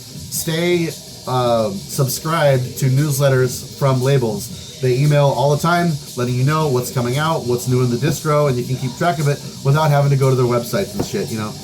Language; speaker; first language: English; native; English